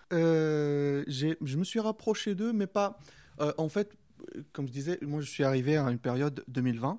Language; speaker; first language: French; non-native, local second language; Arabic